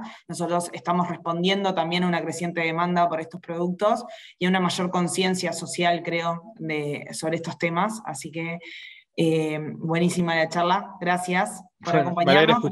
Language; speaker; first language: Spanish; native; Spanish